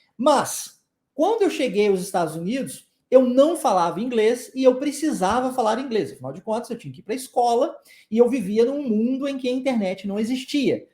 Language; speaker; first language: Portuguese; native; Portuguese